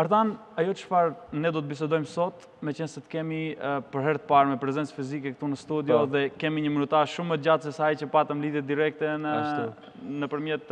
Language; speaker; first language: Albanian; native; Albanian